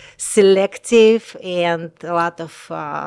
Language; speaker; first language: English; non-native, learner; Russian